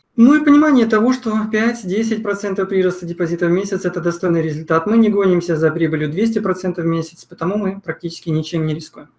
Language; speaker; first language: Russian; native; Russian